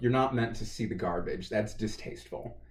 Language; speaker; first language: English; native; English